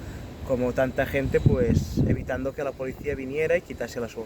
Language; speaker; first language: Spanish; non-native, local second language; Catalan